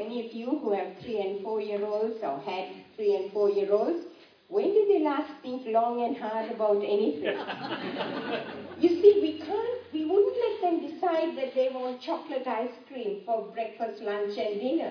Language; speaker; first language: English; non-native, local second language; Sinhala